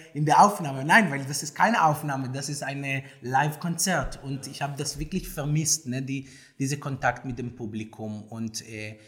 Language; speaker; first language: German; non-native, learner; Hebrew